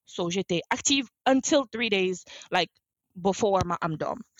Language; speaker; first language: English; non-native, fluent; Wolof